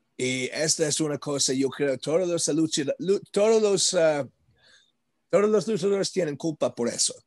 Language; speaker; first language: Spanish; non-native, learner; English